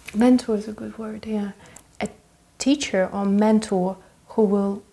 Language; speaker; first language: English; early bilingual, other home language; Russian